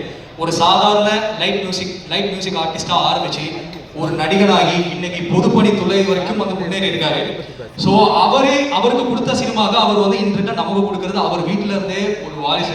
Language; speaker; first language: Tamil; native; Tamil